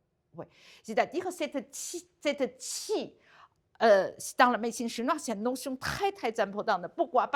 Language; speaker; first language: French; non-native, learner; Chinese